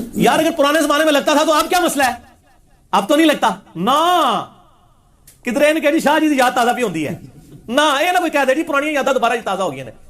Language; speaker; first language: Urdu; non-native, local second language; Punjabi